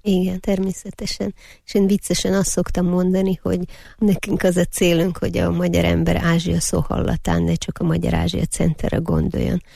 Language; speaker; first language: Hungarian; non-native, fluent; Uyghur